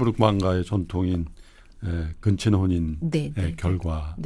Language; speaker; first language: Korean; native; Korean